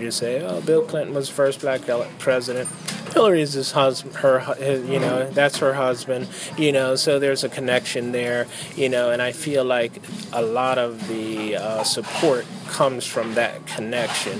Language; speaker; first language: English; native; English